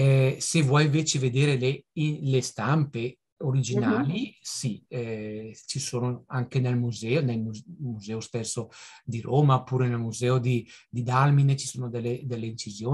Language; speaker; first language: Italian; native; Italian